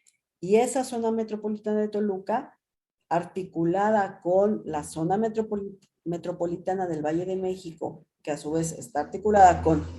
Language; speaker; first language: Spanish; native; Spanish